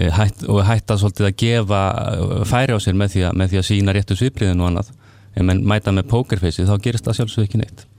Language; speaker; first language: Icelandic; native; Icelandic